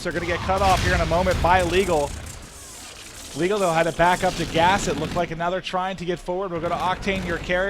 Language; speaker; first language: English; native; English